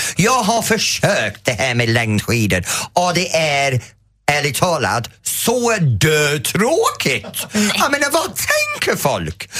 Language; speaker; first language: Swedish; non-native, fluent; English